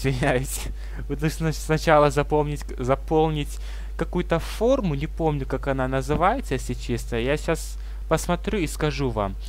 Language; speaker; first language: Russian; native; Russian